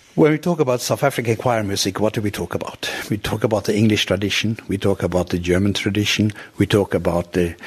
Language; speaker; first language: English; non-native, fluent; Norwegian